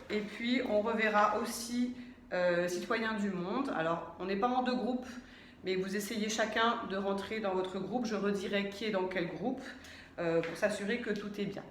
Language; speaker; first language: French; native; French